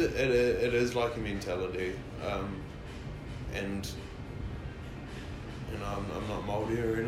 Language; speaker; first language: English; native; English